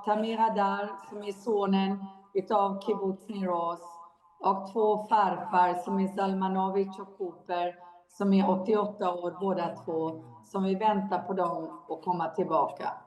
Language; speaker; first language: Swedish; non-native, fluent; Hebrew